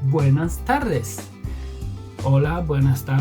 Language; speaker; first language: Spanish; non-native, fluent; English